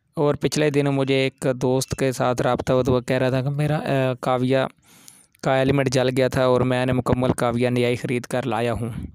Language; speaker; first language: Urdu; non-native, local second language; Punjabi